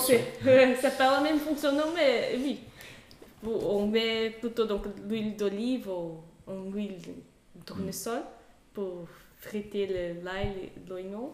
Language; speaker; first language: French; non-native, fluent; Portuguese